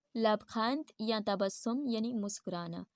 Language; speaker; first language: Persian; non-native, fluent; Urdu